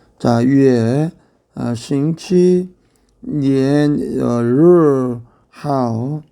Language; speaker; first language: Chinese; non-native, learner; Korean